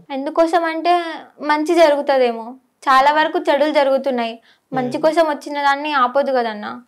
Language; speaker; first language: Telugu; non-native, local second language; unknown